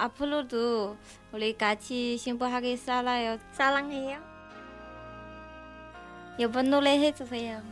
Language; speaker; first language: Korean; non-native, learner; Chinese